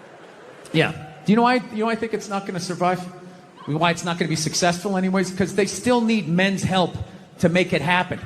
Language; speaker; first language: English; native; English